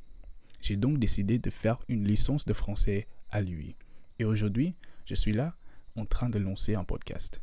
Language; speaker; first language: French; non-native, fluent; English